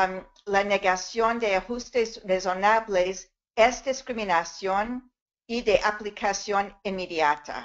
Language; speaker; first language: Spanish; non-native, fluent; English